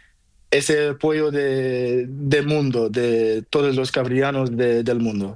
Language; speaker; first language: Spanish; non-native, learner; Portuguese